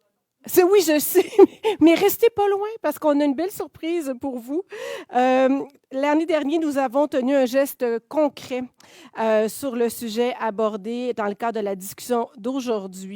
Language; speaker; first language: French; native; French